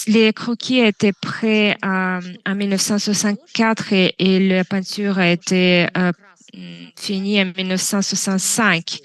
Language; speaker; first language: French; non-native, fluent; Russian